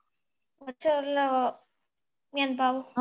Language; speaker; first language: Chinese; non-native, learner; Indonesian